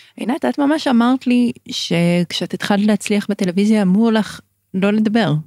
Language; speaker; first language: Hebrew; native; Hebrew